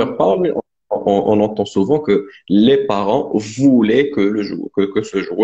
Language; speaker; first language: French; non-native, local second language; Arabic